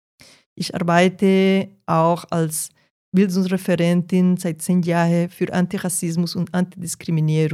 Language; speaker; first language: German; non-native, fluent; Portuguese